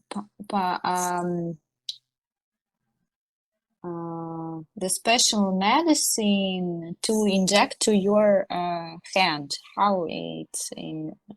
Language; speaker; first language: English; non-native, learner; Russian